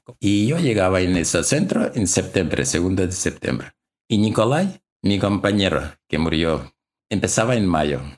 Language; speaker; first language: Spanish; non-native, learner; Russian